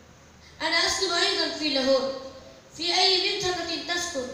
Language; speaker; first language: Arabic; non-native, learner; Urdu